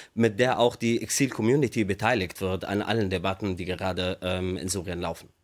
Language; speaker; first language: German; non-native, fluent; Arabic